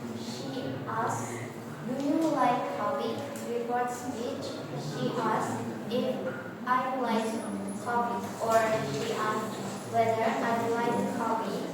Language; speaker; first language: English; non-native, learner; Indonesian